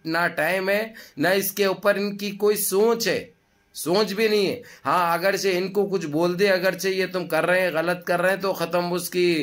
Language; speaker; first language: Hindi; native; Hindi